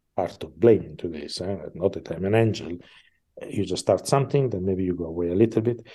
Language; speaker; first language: English; non-native, fluent; Italian